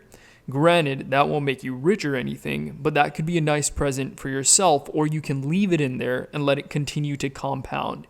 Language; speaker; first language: English; native; English